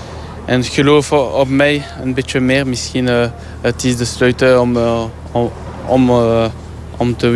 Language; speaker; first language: Dutch; non-native, local second language; French